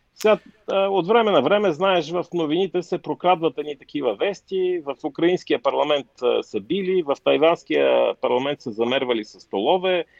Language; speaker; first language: Bulgarian; native; Bulgarian